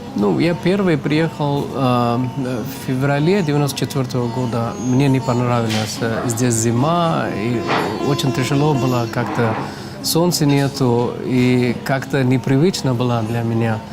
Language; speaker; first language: Russian; non-native, fluent; Tamil